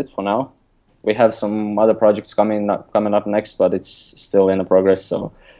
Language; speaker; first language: English; non-native, fluent; Lithuanian